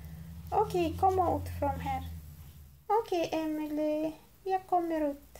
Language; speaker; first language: Swedish; non-native, learner; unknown